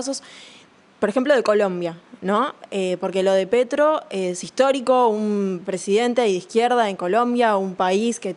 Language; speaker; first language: Spanish; native; Spanish